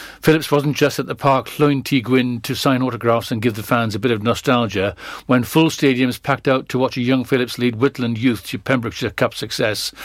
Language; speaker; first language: English; native; English